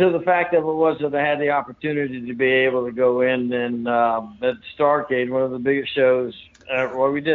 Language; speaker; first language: English; native; English